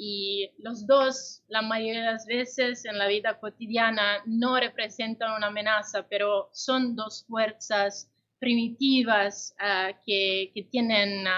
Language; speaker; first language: Spanish; non-native, fluent; Italian